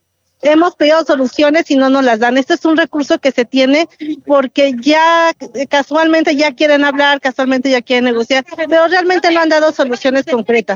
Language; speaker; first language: Spanish; native; Spanish